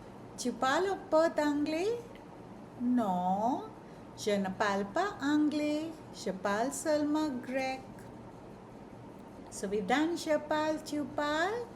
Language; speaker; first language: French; non-native, fluent; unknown